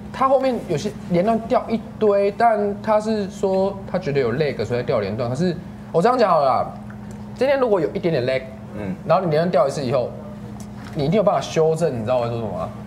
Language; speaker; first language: Chinese; native; Chinese